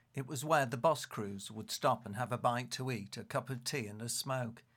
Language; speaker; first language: English; native; English